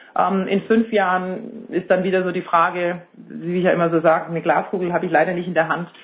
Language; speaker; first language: German; native; German